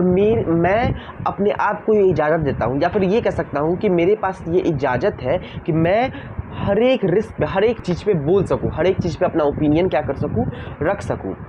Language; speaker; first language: Hindi; native; Hindi